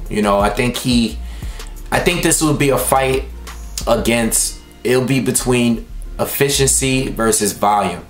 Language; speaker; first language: English; native; English